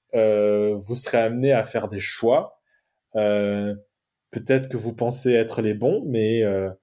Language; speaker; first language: French; native; French